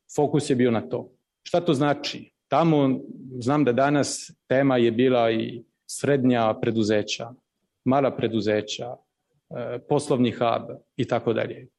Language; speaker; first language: Serbian; native; Serbian